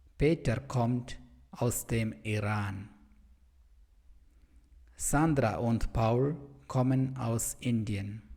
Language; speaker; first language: German; non-native, fluent; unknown